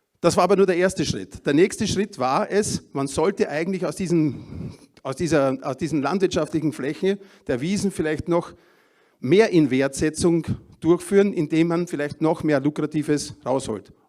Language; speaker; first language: German; native; German